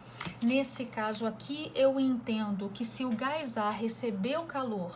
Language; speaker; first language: Portuguese; native; Portuguese